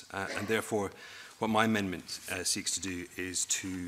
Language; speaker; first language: English; native; English